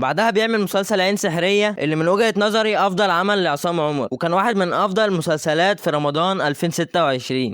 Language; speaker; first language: Arabic; native; Arabic